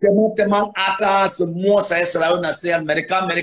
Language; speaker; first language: Indonesian; non-native, fluent; English